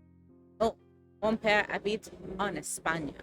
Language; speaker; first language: French; non-native, learner; English